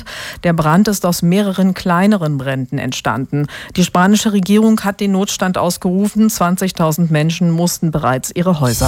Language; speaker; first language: German; native; German